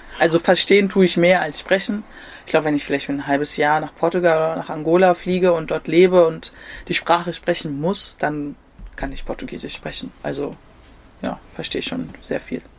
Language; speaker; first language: German; native; German